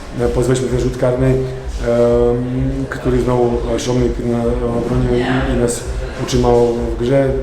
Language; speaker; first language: Polish; non-native, fluent; Serbian